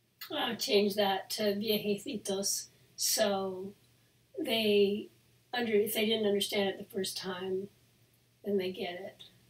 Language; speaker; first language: English; native; English